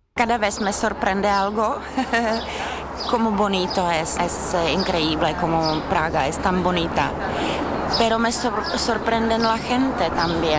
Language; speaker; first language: Spanish; non-native, fluent; Czech